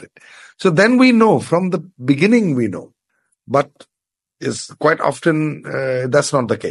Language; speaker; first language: English; non-native, local second language; Assamese